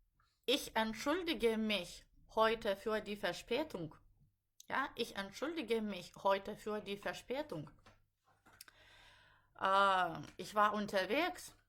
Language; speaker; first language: German; non-native, fluent; Lithuanian